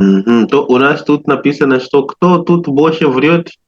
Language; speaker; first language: Russian; non-native, learner; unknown